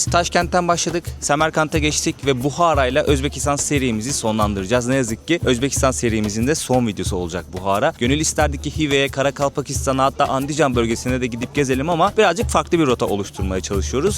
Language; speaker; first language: Turkish; native; Turkish